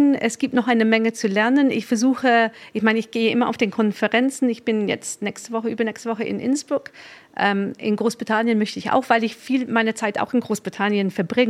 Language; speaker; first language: German; non-native, fluent; English